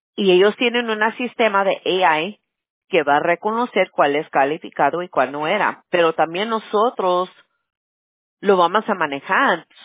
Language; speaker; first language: Spanish; early bilingual, heritage; Spanish